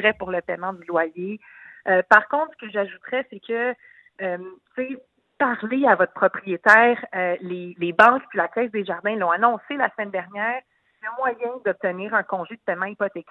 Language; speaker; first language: French; native; French